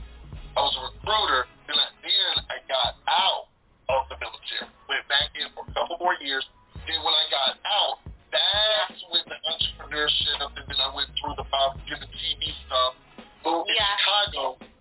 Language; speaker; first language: English; native; English